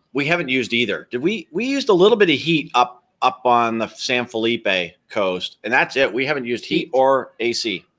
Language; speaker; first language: English; native; English